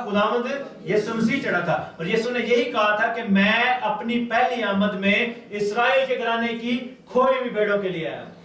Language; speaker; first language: Urdu; non-native, local second language; Pashto